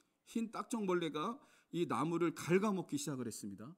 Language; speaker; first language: Korean; native; Korean